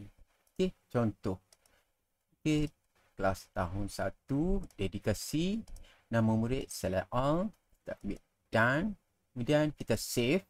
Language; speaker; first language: Malay; native; Malay